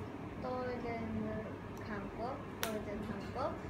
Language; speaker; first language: Vietnamese; non-native, learner; Korean